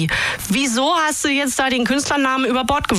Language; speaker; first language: German; native; German